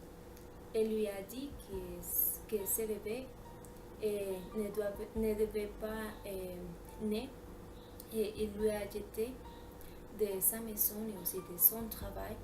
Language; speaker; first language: French; non-native, learner; Spanish